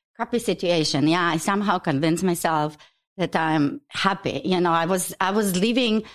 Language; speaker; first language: English; non-native, fluent; Ukrainian